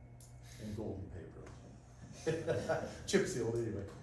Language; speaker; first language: English; native; English